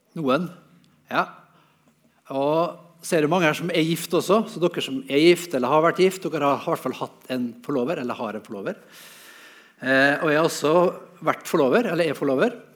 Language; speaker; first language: Norwegian; native; Norwegian